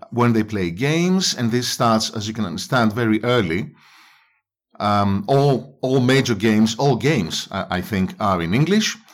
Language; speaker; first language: English; non-native, fluent; Greek